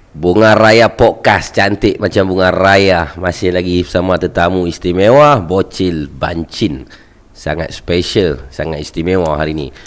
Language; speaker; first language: Malay; native; Malay